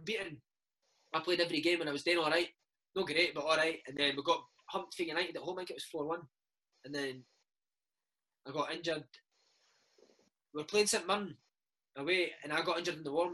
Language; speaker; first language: English; native; English